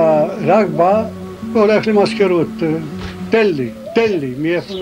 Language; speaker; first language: Hebrew; non-native, learner; Romanian